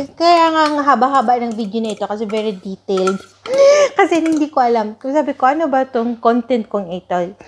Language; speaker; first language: Filipino; non-native, local second language; Cebuano